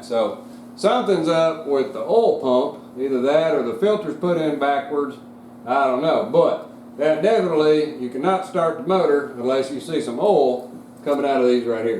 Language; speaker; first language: English; native; English